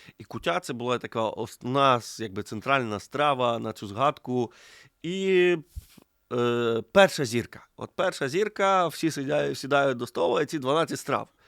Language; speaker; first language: Ukrainian; native; Ukrainian